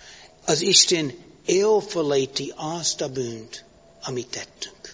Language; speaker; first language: Hungarian; non-native, learner; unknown